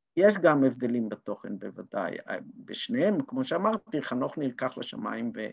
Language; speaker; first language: Hebrew; native; Hebrew